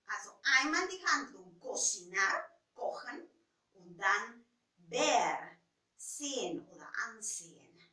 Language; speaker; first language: German; non-native, fluent; Spanish